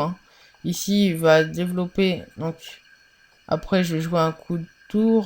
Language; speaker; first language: French; native; French